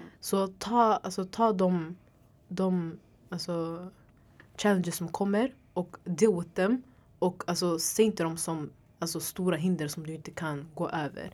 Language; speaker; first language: Swedish; early bilingual, other home language; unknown